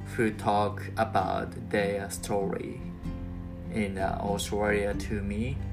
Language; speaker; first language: English; non-native, learner; Japanese